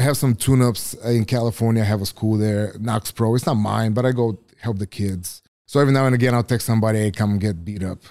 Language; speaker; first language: English; non-native, fluent; Bulgarian